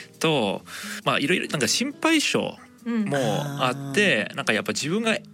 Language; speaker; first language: Japanese; non-native, fluent; Cantonese